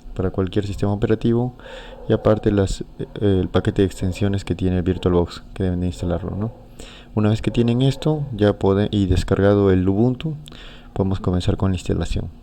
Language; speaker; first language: Spanish; native; Spanish